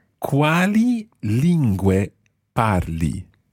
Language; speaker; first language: Italian; non-native, fluent; English